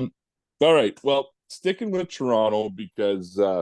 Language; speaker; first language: English; native; English